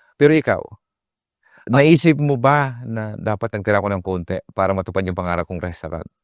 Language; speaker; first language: Filipino; native; Filipino